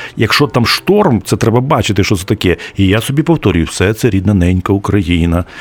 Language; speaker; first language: Ukrainian; native; Ukrainian